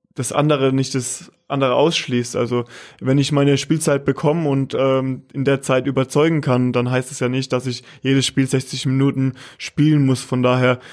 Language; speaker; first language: German; native; German